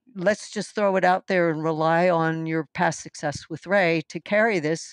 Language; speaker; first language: English; native; English